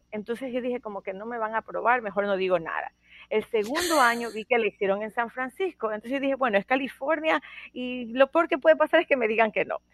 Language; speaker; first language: Spanish; native; Spanish